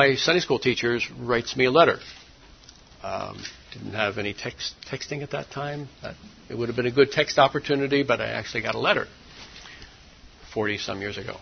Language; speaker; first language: English; native; English